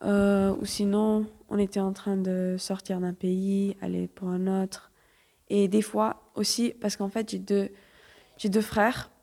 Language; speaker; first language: French; early bilingual, heritage; French